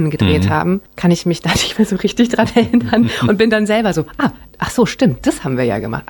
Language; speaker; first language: German; native; German